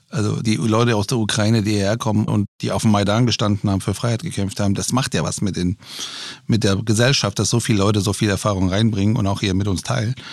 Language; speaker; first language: German; early bilingual, other home language; Persian